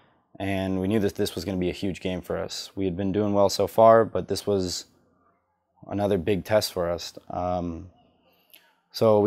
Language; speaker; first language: English; native; English